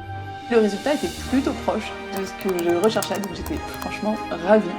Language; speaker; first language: French; native; French